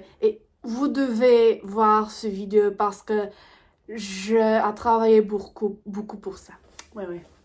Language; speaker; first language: French; non-native, learner; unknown